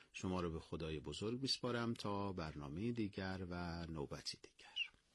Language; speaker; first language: Persian; native; Persian